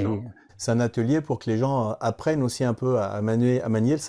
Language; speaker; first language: French; native; French